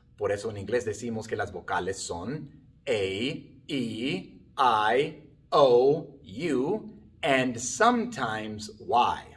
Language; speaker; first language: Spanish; non-native, fluent; English